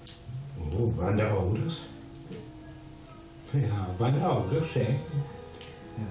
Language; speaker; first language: Dutch; non-native, local second language; Limburgish